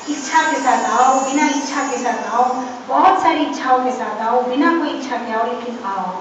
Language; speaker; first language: Hindi; non-native, local second language; Telugu